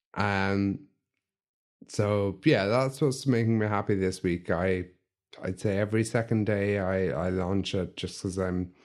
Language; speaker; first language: English; native; English